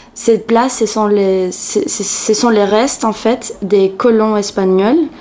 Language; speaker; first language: French; non-native, fluent; Spanish